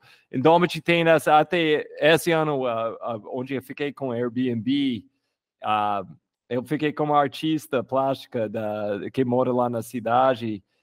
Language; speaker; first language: Portuguese; non-native, fluent; English